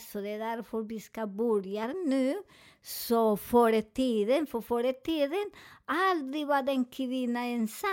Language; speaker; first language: Swedish; non-native, learner; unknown